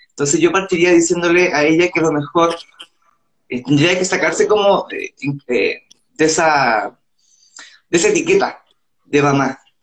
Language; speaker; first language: Spanish; native; Spanish